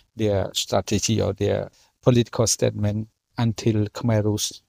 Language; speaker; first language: English; non-native, learner; Khmer